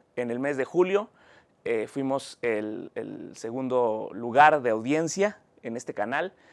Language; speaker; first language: Spanish; native; Spanish